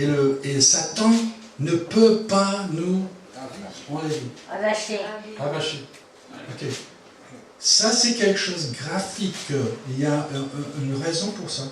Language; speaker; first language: French; non-native, fluent; English